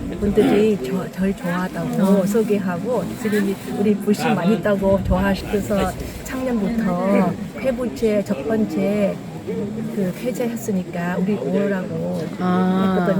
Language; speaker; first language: Korean; non-native, fluent; Vietnamese